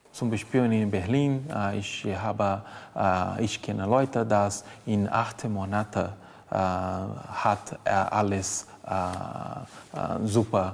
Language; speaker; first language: German; non-native, learner; Portuguese